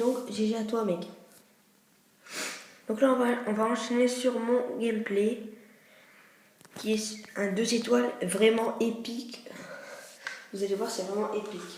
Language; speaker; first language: French; native; French